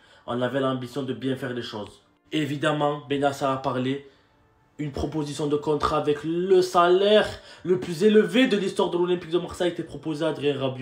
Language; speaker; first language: French; native; French